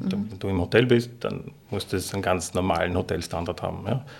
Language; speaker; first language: German; native; German